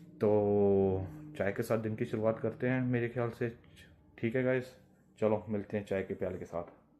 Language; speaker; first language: Hindi; non-native, local second language; Punjabi